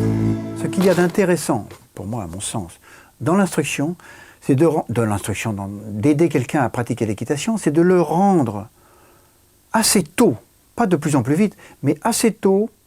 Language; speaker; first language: French; native; French